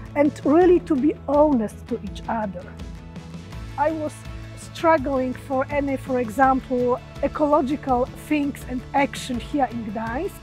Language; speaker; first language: English; non-native, learner; Polish